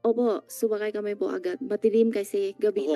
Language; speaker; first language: Filipino; non-native, learner; Chinese